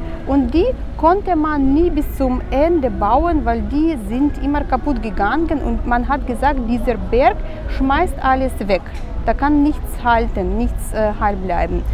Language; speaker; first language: German; non-native, learner; Russian